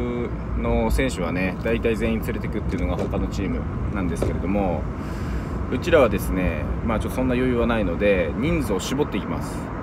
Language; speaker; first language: Japanese; native; Japanese